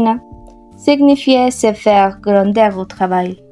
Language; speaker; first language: French; non-native, learner; Spanish